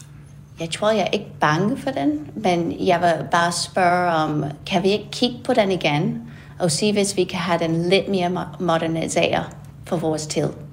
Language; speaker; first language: Danish; non-native, fluent; English